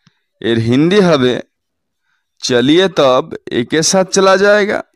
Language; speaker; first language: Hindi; non-native, fluent; Bangla